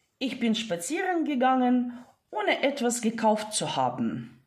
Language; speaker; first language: German; non-native, fluent; Ukrainian